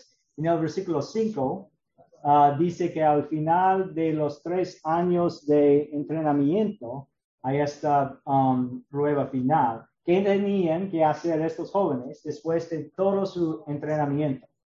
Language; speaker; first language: Spanish; non-native, learner; English